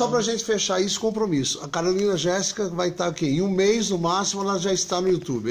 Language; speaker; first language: Portuguese; native; Portuguese